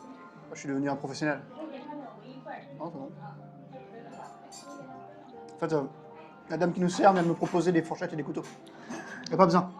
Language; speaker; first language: French; native; French